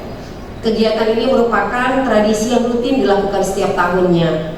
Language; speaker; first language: Indonesian; native; Indonesian